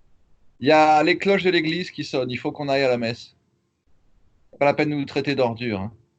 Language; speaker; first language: French; native; French